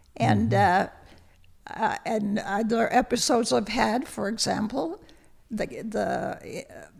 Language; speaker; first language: English; early bilingual, other home language; Lithuanian